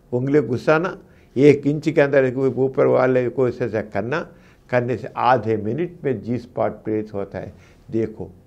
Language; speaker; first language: Hindi; non-native, local second language; Telugu